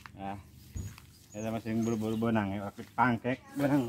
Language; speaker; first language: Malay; non-native, local second language; Sundanese